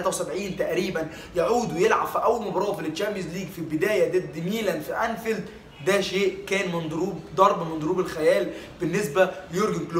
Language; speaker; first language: Arabic; native; Arabic